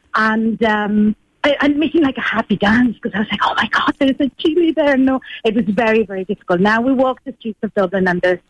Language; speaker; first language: English; non-native, fluent; Spanish